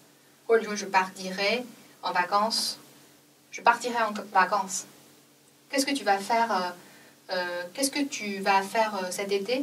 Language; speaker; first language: French; non-native, fluent; Chinese